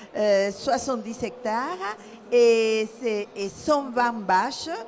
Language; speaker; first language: French; non-native, fluent; Spanish